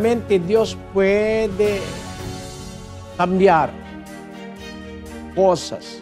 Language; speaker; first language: Spanish; non-native, learner; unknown